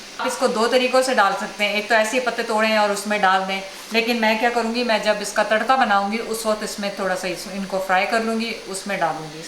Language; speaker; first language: Urdu; native; Urdu